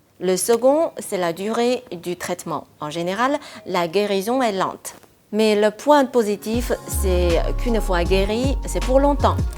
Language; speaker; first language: French; non-native, fluent; Chinese